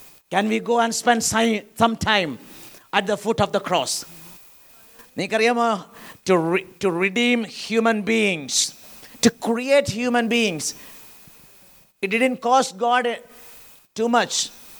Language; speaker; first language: English; non-native, local second language; Malayalam